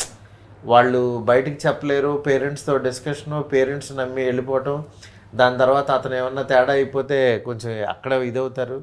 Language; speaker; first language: Telugu; native; Telugu